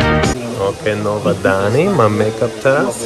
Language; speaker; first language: Polish; non-native, learner; English